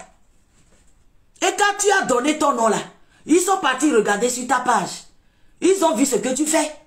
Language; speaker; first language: French; native; French